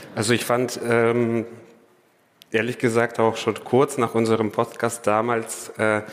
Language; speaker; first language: German; non-native, fluent; Ukrainian